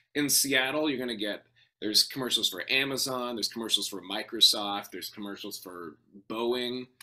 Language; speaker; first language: English; native; English